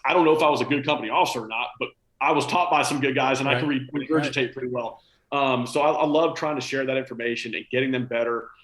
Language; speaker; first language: English; native; English